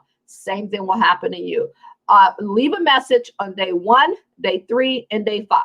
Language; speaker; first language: English; native; English